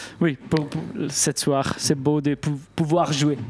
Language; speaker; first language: French; non-native, local second language; Italian